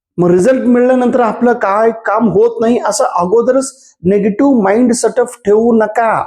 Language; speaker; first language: Marathi; non-native, local second language; Kannada